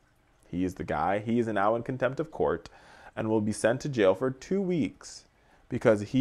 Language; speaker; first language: English; native; English